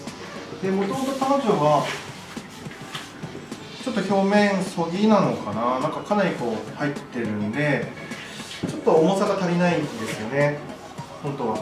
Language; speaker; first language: Japanese; native; Japanese